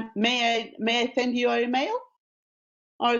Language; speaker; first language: English; non-native, learner; Portuguese